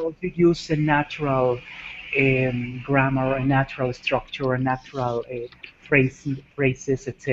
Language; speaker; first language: English; non-native, fluent; Spanish